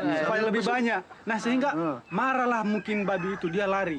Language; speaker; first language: Indonesian; native; Indonesian